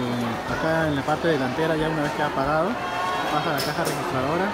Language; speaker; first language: Spanish; native; Spanish